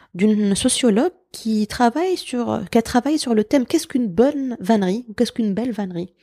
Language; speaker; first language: French; non-native, local second language; Arabic